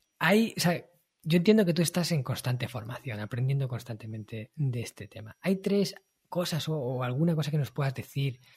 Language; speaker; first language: Spanish; native; Spanish